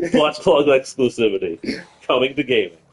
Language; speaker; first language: English; native; English